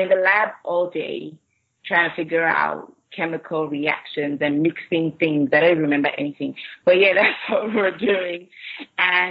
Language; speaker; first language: English; non-native, local second language; Igbo